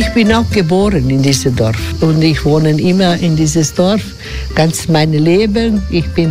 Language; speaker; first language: German; non-native, learner; Croatian